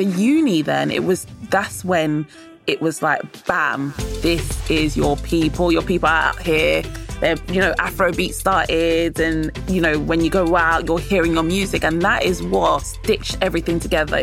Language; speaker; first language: English; native; English